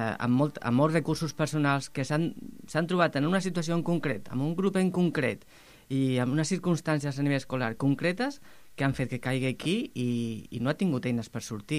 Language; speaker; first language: Catalan; native; Catalan